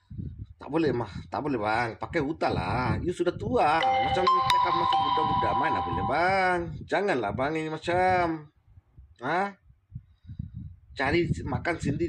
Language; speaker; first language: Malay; non-native, learner; Bangla